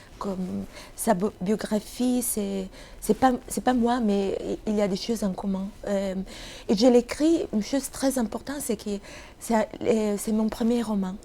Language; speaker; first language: French; non-native, fluent; Italian